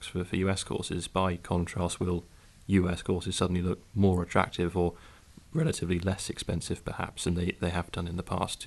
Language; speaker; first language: English; native; English